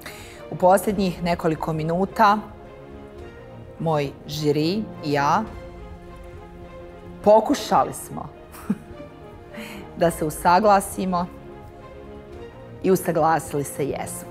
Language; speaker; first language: Croatian; native; Croatian